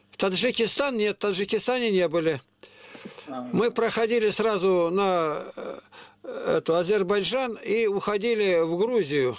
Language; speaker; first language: Russian; native; Russian